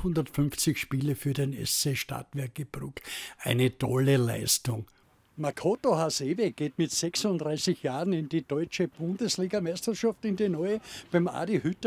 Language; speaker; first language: German; native; German